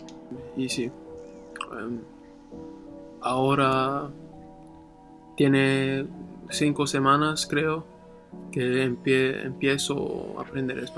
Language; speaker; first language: Spanish; non-native, learner; German